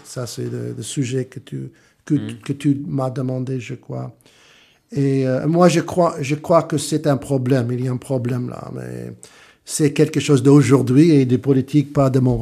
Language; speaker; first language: French; non-native, fluent; English